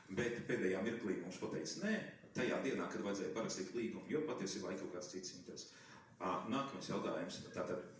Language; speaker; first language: Latvian; non-native, local second language; Russian